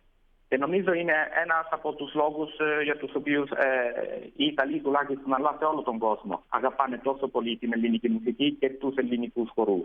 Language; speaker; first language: Greek; non-native, fluent; Italian